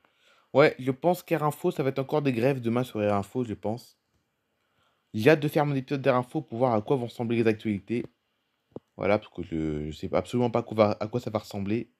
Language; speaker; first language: French; native; French